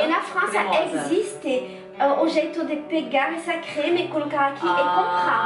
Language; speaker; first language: Portuguese; non-native, fluent; French